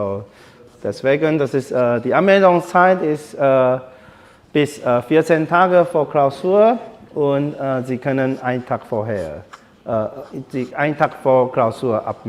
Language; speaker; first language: German; non-native, learner; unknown